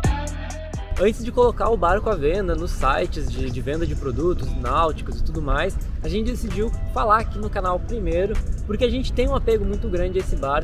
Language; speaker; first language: Portuguese; native; Portuguese